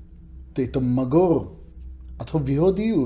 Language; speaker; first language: Czech; non-native, learner; Hebrew